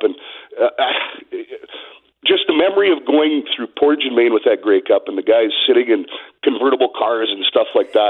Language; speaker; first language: English; native; English